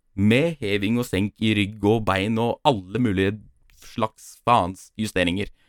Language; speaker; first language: Norwegian; early bilingual, other home language; Polish